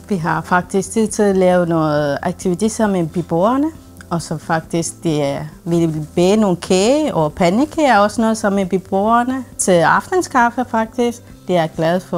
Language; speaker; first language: Danish; non-native, fluent; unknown